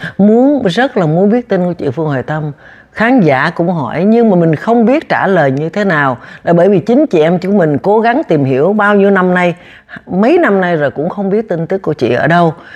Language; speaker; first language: Vietnamese; native; Vietnamese